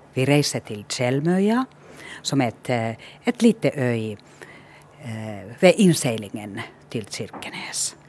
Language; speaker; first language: Norwegian; non-native, fluent; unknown